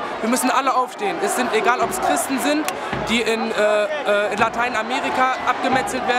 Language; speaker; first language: German; native; German